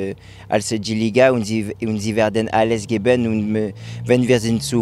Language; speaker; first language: German; non-native, learner; French